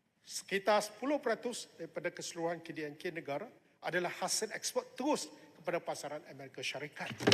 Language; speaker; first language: Malay; non-native, local second language; Chinese